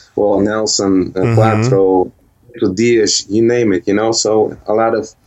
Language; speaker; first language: English; early bilingual, heritage; Dutch